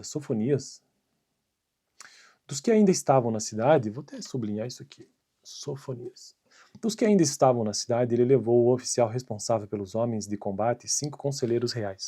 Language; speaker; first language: Portuguese; native; Portuguese